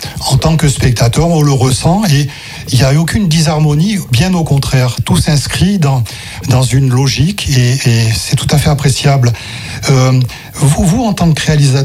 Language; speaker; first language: French; native; French